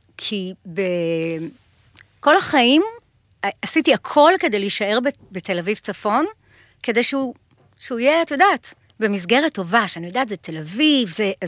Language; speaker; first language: Hebrew; native; Hebrew